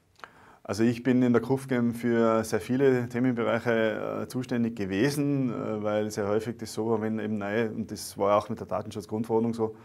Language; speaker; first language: German; native; German